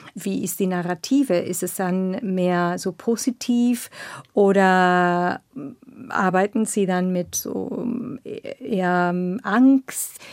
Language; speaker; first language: German; non-native, fluent; Spanish